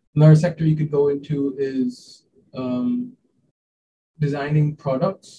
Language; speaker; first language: English; non-native, local second language; Hindi